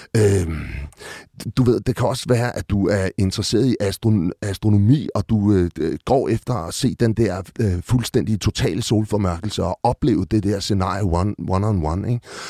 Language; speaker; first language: Danish; native; Danish